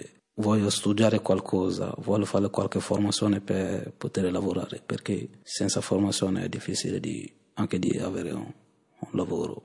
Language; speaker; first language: Italian; non-native, fluent; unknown